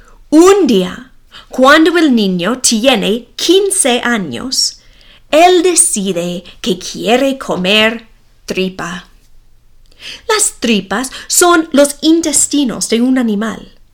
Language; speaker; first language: Spanish; non-native, fluent; English